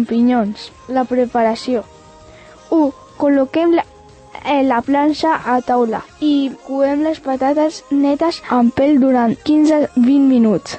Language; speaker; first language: Catalan; early bilingual, other home language; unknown